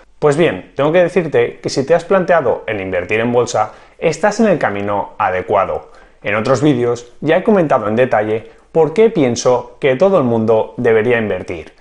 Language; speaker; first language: Spanish; native; Spanish